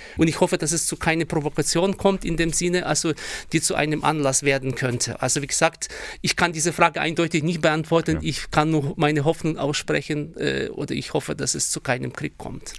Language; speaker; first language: German; non-native, fluent; Ukrainian